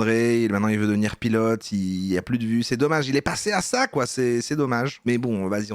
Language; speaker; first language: French; native; French